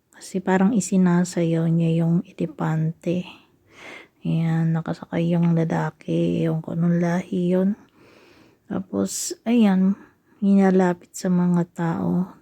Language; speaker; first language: Filipino; native; Filipino